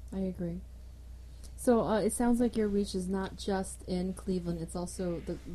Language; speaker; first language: English; native; English